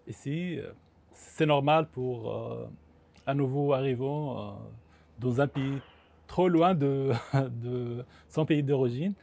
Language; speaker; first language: French; non-native, local second language; Arabic